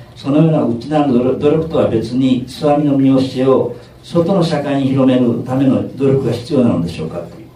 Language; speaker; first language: Japanese; native; Japanese